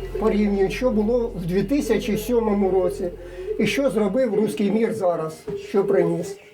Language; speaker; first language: Ukrainian; native; Ukrainian